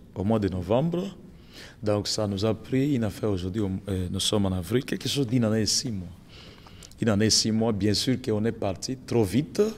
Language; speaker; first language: French; non-native, local second language; Lingala